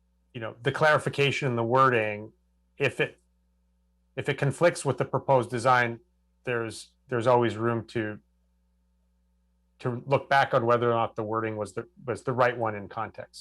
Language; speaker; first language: English; native; English